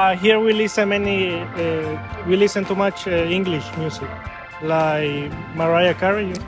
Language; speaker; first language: English; non-native, learner; Spanish